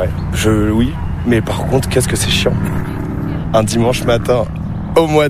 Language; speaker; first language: French; native; French